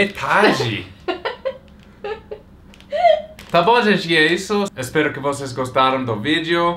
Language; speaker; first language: Portuguese; non-native, fluent; English